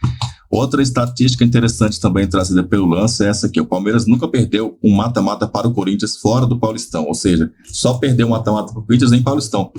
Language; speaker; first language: Portuguese; native; Portuguese